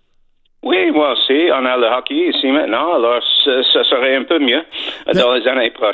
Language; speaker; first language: French; non-native, fluent; English